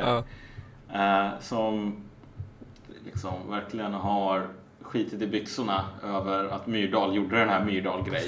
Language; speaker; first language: Swedish; native; Swedish